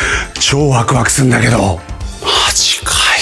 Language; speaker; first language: Japanese; native; Japanese